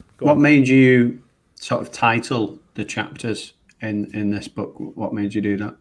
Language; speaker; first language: English; native; English